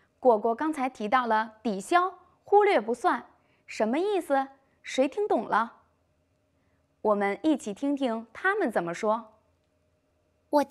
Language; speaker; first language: Chinese; native; Chinese